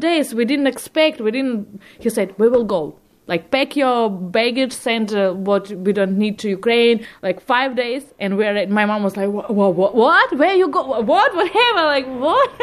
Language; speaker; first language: English; non-native, learner; Ukrainian